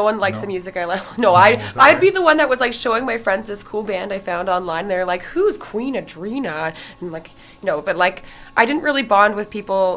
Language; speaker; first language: English; native; English